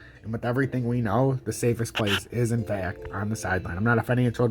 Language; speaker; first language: English; native; English